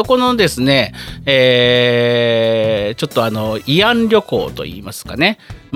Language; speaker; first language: Japanese; native; Japanese